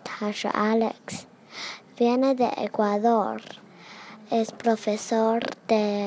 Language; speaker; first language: Spanish; non-native, learner; Chinese